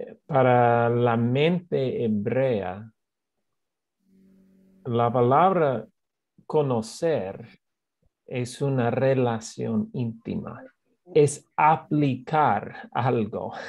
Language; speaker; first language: Spanish; non-native, fluent; English